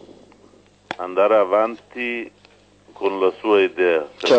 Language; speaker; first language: Italian; non-native, fluent; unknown